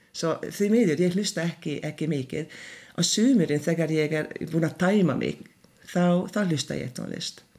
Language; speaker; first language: Icelandic; non-native, learner; Hungarian